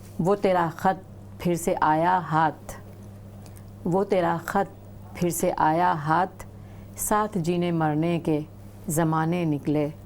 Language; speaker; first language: Urdu; native; Urdu